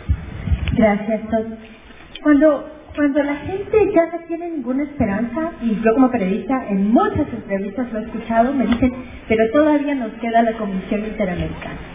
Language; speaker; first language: Spanish; native; Spanish